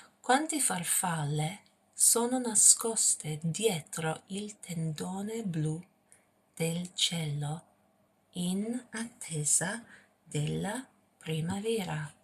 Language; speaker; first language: Italian; non-native, fluent; English